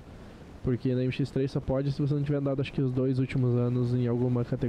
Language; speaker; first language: Portuguese; native; Portuguese